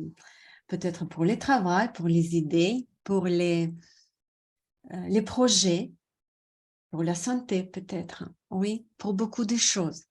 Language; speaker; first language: French; non-native, fluent; Russian